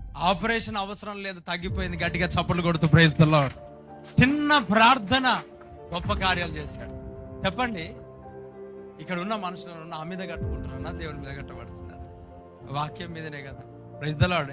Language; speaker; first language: Telugu; native; Telugu